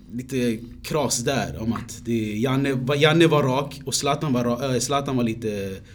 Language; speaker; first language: Swedish; early bilingual, other home language; Somali